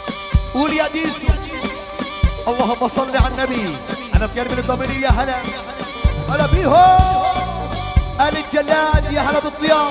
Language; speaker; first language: Arabic; native; Arabic